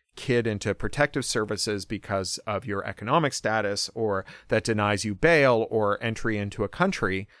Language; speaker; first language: English; native; English